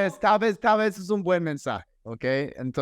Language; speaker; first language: Spanish; non-native, fluent; English